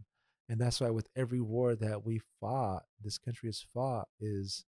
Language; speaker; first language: English; early bilingual, other home language; Spanish